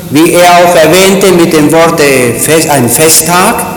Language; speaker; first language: German; native; German